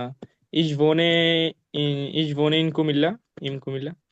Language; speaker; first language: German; non-native, learner; Bangla